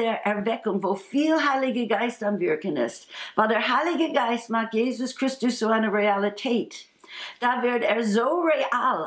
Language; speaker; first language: German; non-native, fluent; English